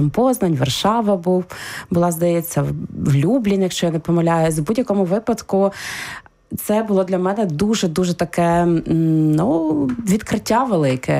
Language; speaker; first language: Ukrainian; native; Ukrainian